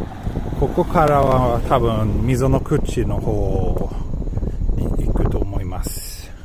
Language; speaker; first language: Japanese; non-native, learner; Swedish